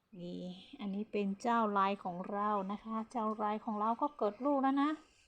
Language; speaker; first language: Thai; native; Thai